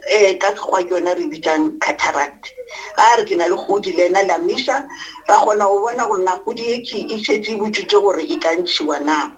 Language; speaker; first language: Northern Sotho; non-native, local second language; Venda